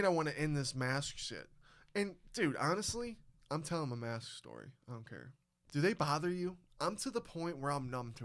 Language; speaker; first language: English; native; English